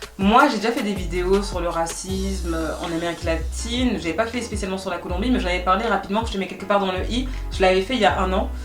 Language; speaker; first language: French; native; French